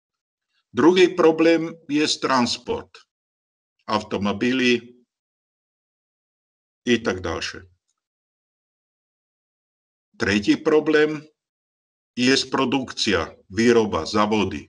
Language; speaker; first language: Russian; non-native, learner; Slovak